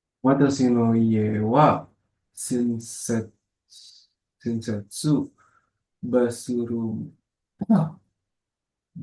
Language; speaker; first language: Japanese; non-native, learner; Indonesian